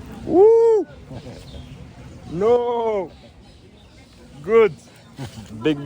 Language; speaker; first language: English; non-native, learner; French